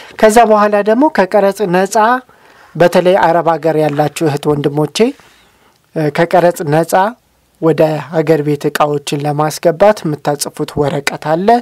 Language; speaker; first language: Amharic; native; Amharic